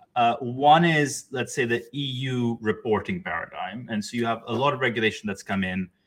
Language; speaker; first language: English; non-native, local second language; Urdu